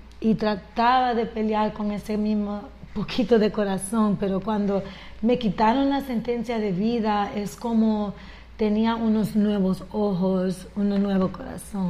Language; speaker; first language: Spanish; early bilingual, heritage; Spanish